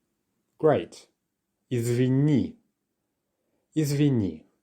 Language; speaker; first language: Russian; non-native, fluent; English